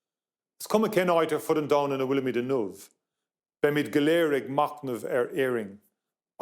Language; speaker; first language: Irish; non-native, local second language; English